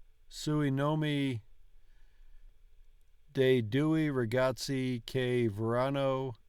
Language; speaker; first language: Italian; non-native, learner; English